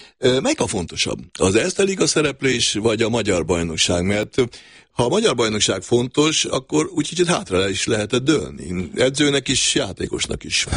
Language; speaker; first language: Hungarian; native; Hungarian